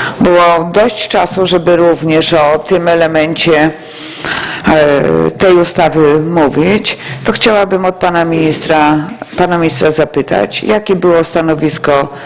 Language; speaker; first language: Polish; native; Polish